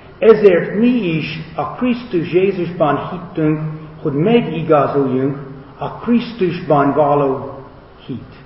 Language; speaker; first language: Hungarian; non-native, fluent; English